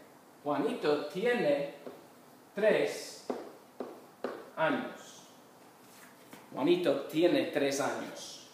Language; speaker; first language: Spanish; non-native, fluent; English